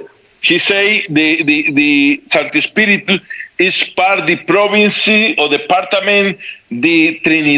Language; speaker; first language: English; non-native, learner; Spanish